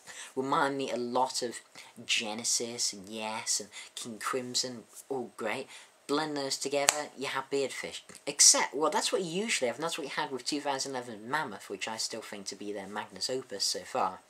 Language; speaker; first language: English; native; English